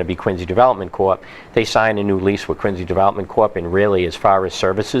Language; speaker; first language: English; native; English